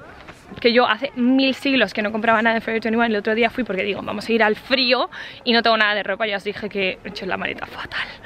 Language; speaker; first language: Spanish; native; Spanish